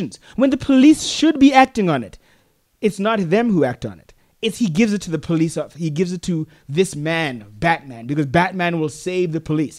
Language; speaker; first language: English; non-native, local second language; Tswana